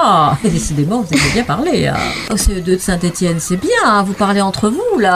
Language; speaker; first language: French; native; French